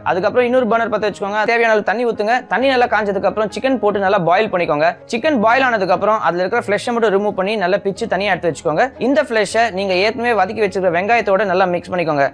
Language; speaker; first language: Tamil; native; Tamil